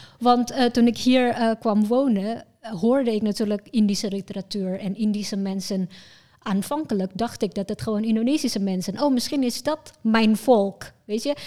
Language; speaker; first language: Dutch; non-native, fluent; Indonesian